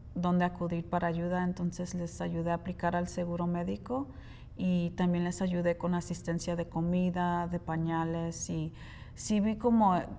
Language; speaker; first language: Spanish; early bilingual, heritage; Spanish